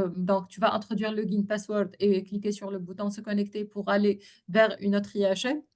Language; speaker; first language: French; non-native, local second language; Arabic